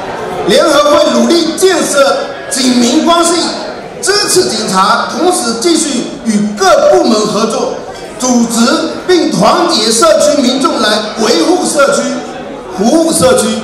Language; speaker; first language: Chinese; native; Chinese